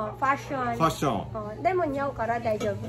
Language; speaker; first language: Japanese; non-native, learner; Filipino